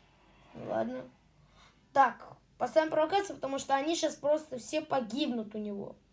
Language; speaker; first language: Russian; native; Russian